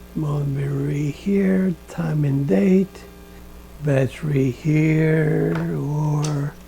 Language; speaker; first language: English; non-native, learner; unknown